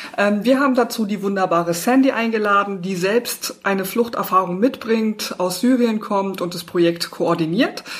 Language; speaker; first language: German; native; German